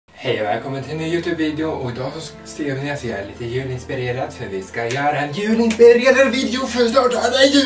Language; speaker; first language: Swedish; native; Swedish